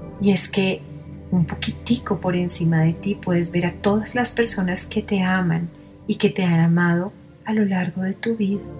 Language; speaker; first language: Spanish; native; Spanish